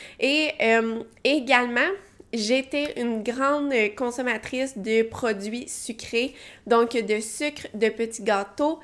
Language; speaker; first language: French; native; French